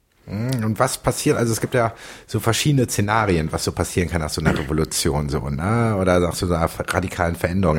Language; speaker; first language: German; native; German